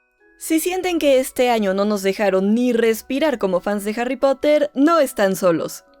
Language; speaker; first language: Spanish; native; Spanish